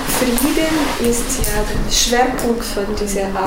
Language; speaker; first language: German; non-native, fluent; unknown